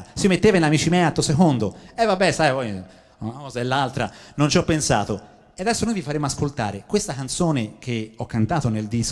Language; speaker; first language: Italian; native; Italian